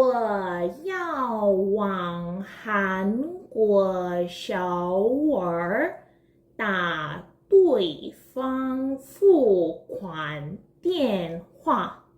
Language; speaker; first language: Chinese; non-native, fluent; Korean